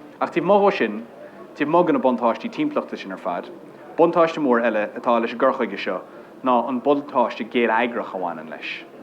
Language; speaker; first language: Irish; non-native, local second language; English